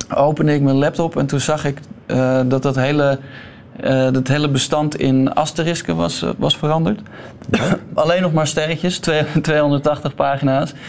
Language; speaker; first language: Dutch; native; Dutch